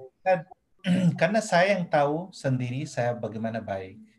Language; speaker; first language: Indonesian; non-native, fluent; Nepali